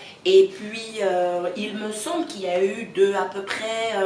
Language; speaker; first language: French; native; French